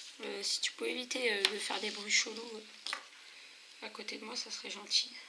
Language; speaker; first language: French; native; French